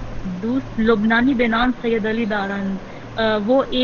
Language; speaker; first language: Persian; non-native, learner; Urdu